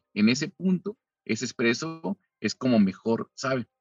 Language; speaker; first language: Spanish; native; Spanish